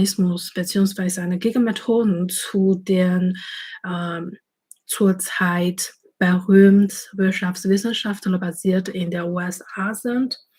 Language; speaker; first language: German; non-native, fluent; Chinese